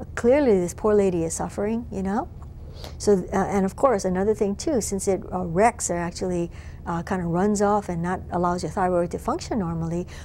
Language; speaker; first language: English; native; English